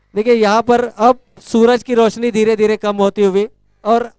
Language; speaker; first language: Hindi; non-native, local second language; Marathi